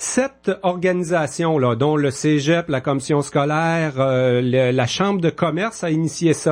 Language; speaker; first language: French; native; French